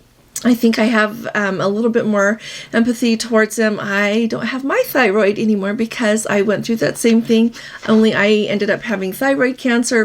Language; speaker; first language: English; native; English